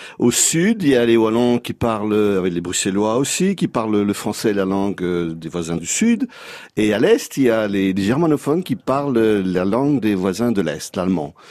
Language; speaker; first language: French; native; French